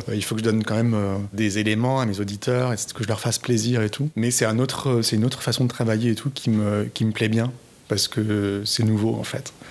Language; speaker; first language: French; native; French